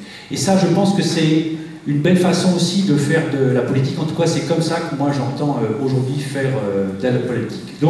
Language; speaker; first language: French; native; French